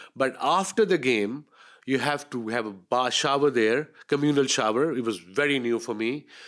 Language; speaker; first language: English; non-native, local second language; Urdu